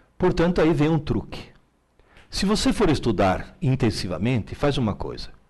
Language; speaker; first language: Portuguese; early bilingual, other home language; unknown